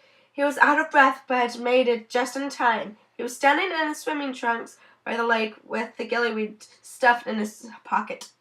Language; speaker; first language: English; native; English